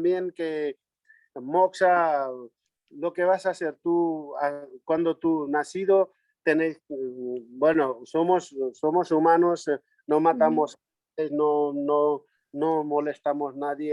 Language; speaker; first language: Spanish; non-native, learner; Nepali